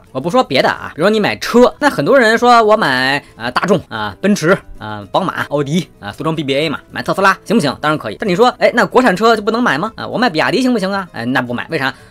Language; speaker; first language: Chinese; native; Chinese